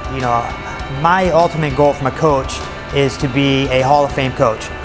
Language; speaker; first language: English; native; English